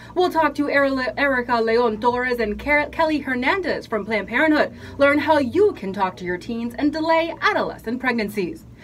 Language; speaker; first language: English; early bilingual, other home language; Spanish